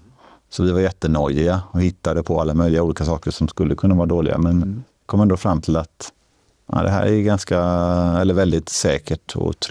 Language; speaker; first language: Swedish; native; Swedish